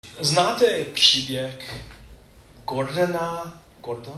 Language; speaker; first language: Czech; non-native, learner; English